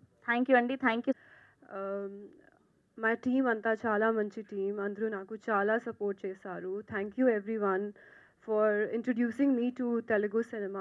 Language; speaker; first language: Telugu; non-native, learner; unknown